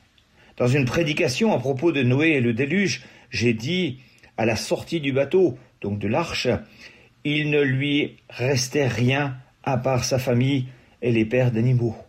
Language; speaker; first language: French; native; French